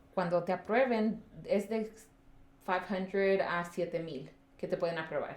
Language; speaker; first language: Spanish; early bilingual, heritage; Spanish